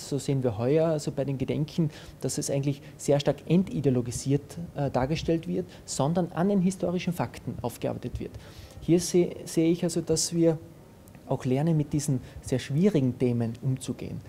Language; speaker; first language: German; native; German